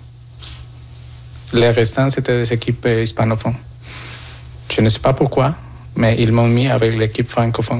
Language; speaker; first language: French; non-native, fluent; Spanish